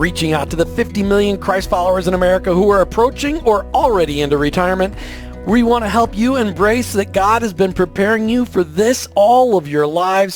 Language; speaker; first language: English; native; English